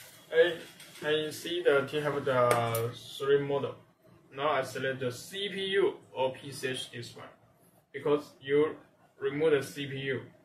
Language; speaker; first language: English; non-native, learner; Chinese